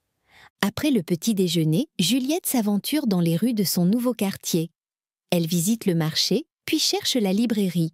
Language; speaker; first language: French; native; French